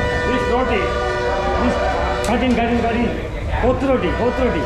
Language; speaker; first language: English; non-native, learner; Sinhala